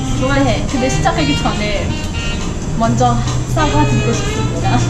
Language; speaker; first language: Korean; non-native, fluent; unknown